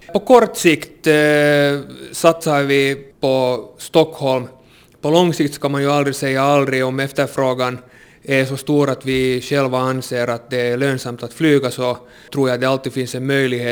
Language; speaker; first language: Swedish; native; Swedish